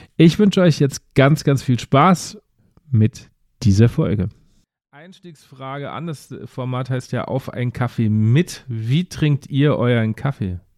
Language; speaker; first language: German; native; German